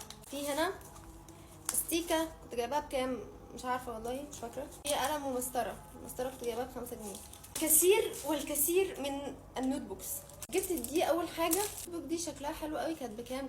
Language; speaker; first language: Arabic; native; Arabic